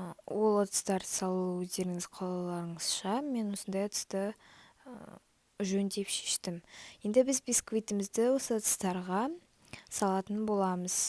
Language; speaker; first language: Kazakh; native; Kazakh